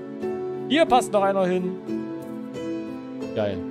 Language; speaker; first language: German; native; German